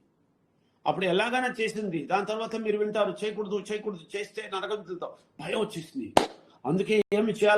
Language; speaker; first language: Telugu; non-native, learner; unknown